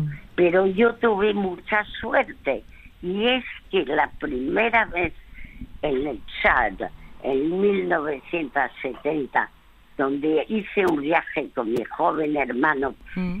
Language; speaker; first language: Spanish; early bilingual, other home language; French